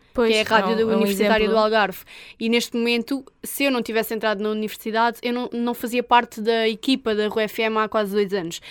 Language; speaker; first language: Portuguese; native; Portuguese